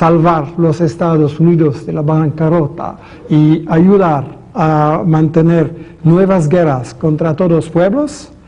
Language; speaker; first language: Spanish; non-native, fluent; French